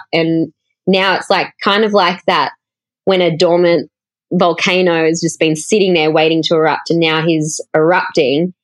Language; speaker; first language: English; native; English